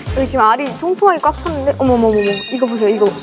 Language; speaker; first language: Korean; native; Korean